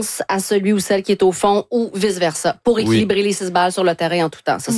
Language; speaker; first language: French; native; French